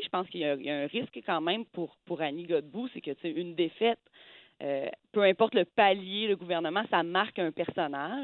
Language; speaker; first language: French; native; French